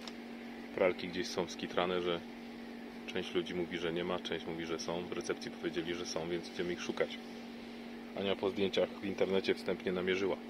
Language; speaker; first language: Polish; native; Polish